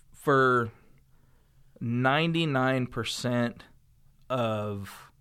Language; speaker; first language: English; native; English